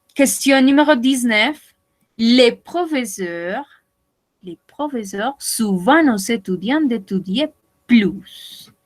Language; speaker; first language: French; non-native, fluent; Spanish